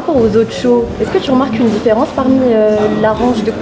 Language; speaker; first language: French; native; French